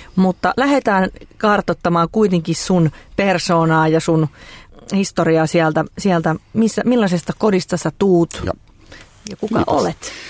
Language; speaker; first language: Finnish; native; Finnish